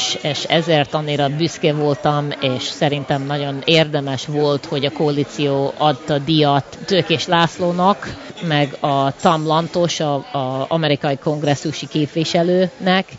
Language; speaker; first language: Hungarian; early bilingual, heritage; Hungarian